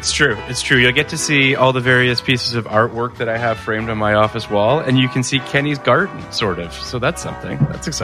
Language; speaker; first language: English; native; English